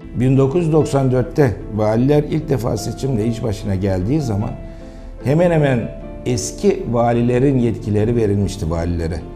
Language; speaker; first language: Turkish; native; Turkish